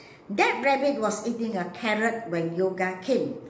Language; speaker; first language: English; non-native, local second language; Malay